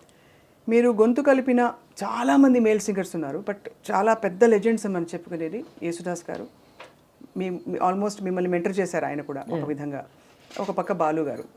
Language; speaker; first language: Telugu; native; Telugu